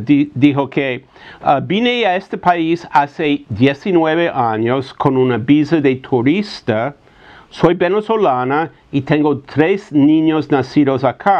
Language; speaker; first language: Spanish; non-native, fluent; English